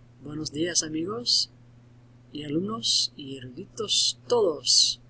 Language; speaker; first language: Spanish; non-native, learner; English